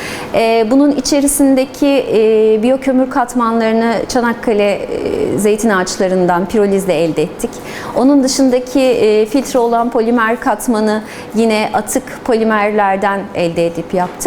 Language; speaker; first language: Turkish; native; Turkish